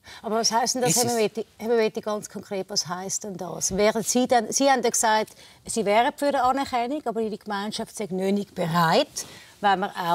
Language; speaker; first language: German; native; German